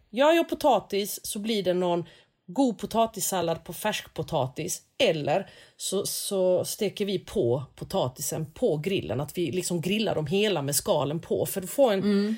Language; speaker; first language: Swedish; native; Swedish